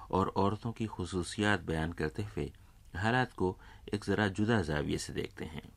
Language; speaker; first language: Urdu; native; Urdu